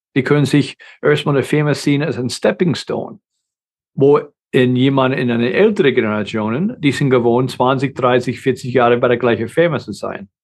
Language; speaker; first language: German; non-native, fluent; English